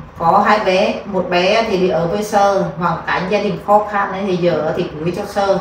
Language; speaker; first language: Vietnamese; non-native, local second language; Eastern Cham